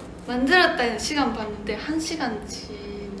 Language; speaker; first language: Korean; non-native, fluent; Japanese